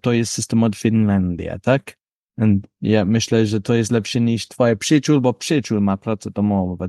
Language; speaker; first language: Polish; non-native, learner; English